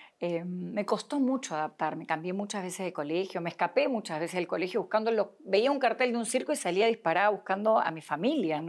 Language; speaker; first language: Spanish; native; Spanish